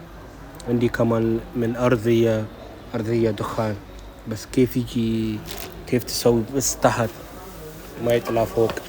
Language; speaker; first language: Arabic; non-native, learner; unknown